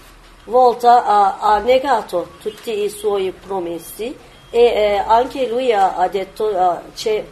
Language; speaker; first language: Italian; non-native, learner; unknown